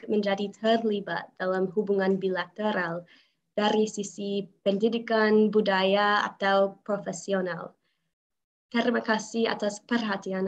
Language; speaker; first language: Indonesian; non-native, fluent; English